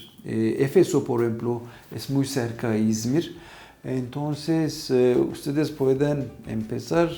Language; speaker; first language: Spanish; non-native, fluent; Turkish